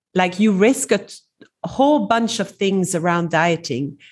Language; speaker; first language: English; non-native, fluent; French